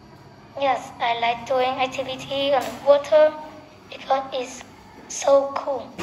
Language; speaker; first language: English; non-native, learner; Vietnamese